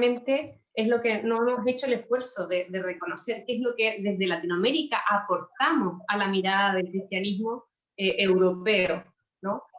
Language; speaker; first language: Spanish; native; Spanish